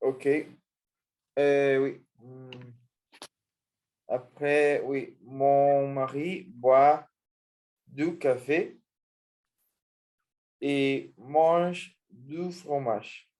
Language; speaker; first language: French; non-native, learner; Spanish